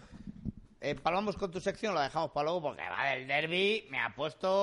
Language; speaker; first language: Spanish; native; Spanish